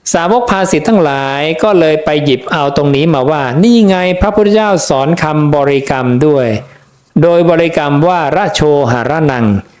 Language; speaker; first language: Thai; native; Thai